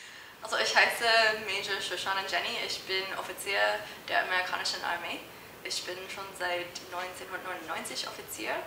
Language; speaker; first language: German; non-native, fluent; English